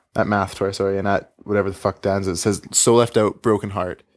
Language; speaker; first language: English; native; English